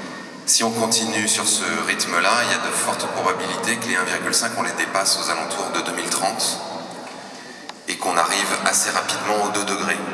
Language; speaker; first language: French; native; French